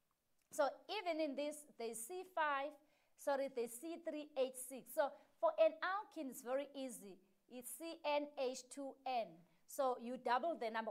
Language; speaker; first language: English; non-native, local second language; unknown